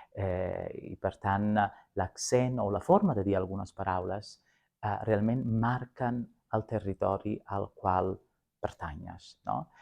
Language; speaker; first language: Catalan; non-native, fluent; Sicilian